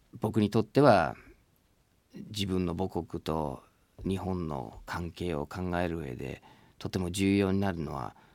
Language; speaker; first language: Japanese; non-native, fluent; English